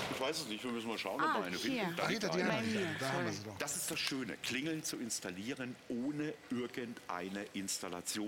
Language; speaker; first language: German; native; German